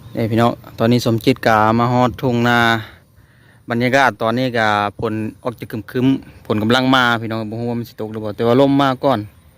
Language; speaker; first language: Thai; native; Thai